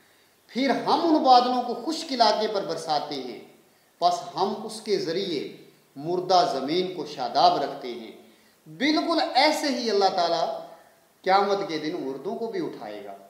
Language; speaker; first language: Urdu; native; Urdu